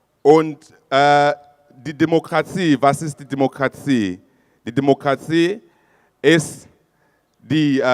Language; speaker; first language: German; non-native, fluent; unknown